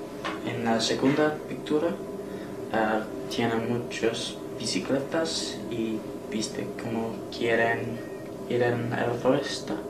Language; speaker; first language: Spanish; non-native, learner; English